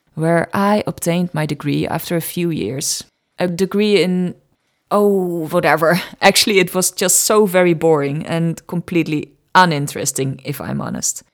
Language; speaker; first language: English; non-native, fluent; Dutch